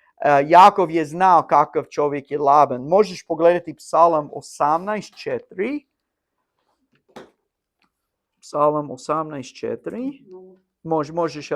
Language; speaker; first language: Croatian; non-native, learner; English